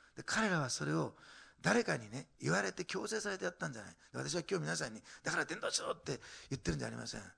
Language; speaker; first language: Japanese; native; Japanese